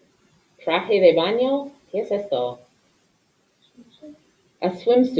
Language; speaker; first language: Spanish; non-native, fluent; English